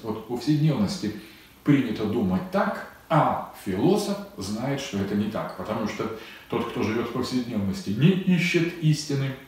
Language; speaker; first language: Russian; native; Russian